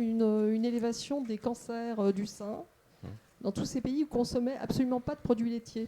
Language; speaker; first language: French; native; French